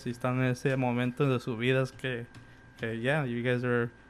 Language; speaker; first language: Spanish; early bilingual, other home language; English